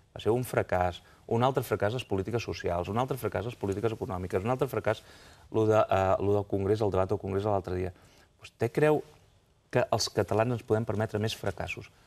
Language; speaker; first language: Catalan; native; Catalan